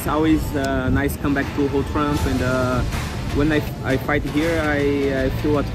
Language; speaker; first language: English; non-native, fluent; Portuguese